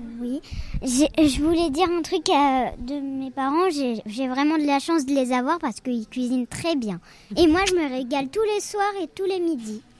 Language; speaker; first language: French; early bilingual, other home language; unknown